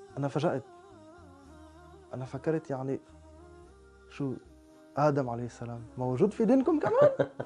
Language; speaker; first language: Arabic; non-native, learner; French